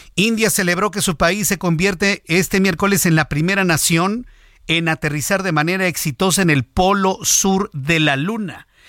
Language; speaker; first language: Spanish; native; Spanish